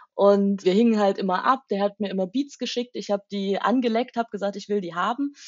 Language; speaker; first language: German; native; German